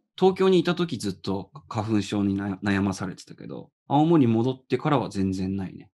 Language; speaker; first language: Japanese; native; Japanese